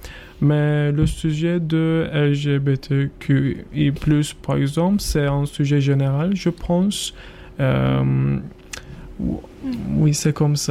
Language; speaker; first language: French; non-native, learner; Turkish